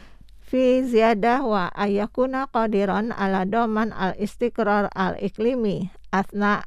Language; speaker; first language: Arabic; non-native, fluent; Indonesian